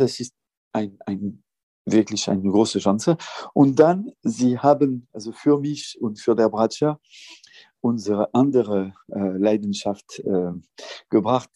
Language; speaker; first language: German; non-native, fluent; French